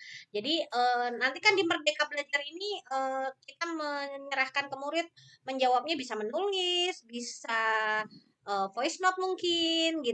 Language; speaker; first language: Indonesian; native; Indonesian